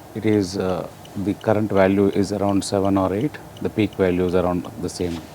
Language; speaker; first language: English; non-native, local second language; Telugu